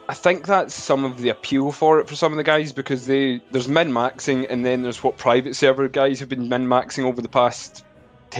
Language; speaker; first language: English; native; English